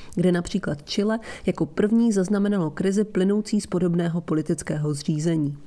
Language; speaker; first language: Czech; non-native, fluent; Italian